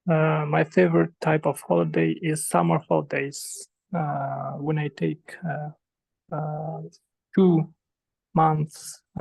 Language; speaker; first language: English; non-native, fluent; Kazakh